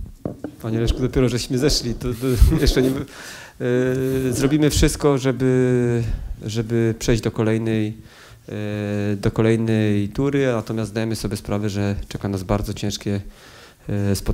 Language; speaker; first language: Polish; native; Polish